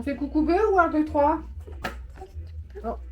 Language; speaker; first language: French; native; French